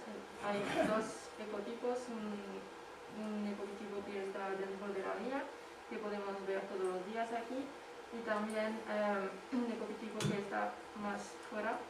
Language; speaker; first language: Spanish; non-native, fluent; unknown